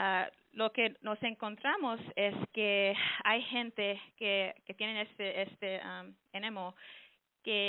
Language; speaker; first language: Spanish; early bilingual, heritage; Spanish